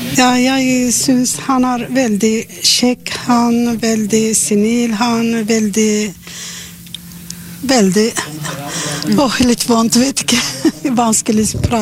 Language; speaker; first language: Norwegian; non-native, learner; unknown